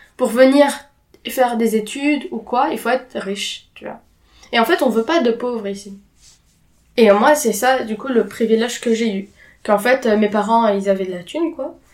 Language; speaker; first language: French; non-native, fluent; Arabic